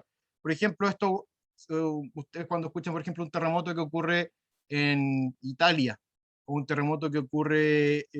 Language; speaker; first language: Spanish; native; Spanish